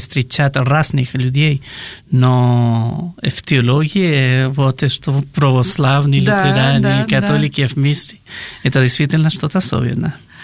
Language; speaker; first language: Russian; non-native, fluent; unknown